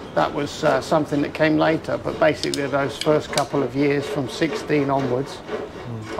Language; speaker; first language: English; native; English